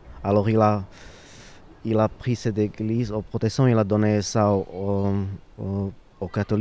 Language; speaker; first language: French; non-native, fluent; Slovak